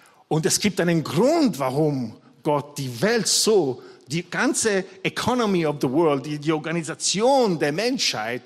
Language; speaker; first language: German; non-native, fluent; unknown